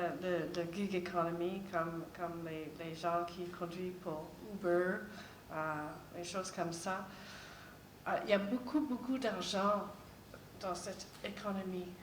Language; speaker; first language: French; non-native, learner; English